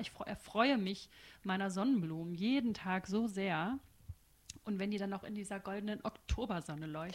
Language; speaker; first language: German; native; German